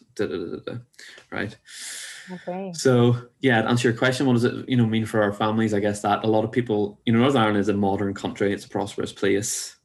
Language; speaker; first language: English; native; English